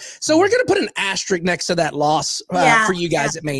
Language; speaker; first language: English; native; English